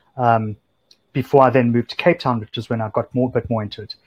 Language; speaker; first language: English; native; English